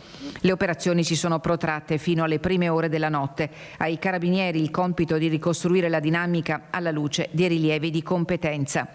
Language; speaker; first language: Italian; native; Italian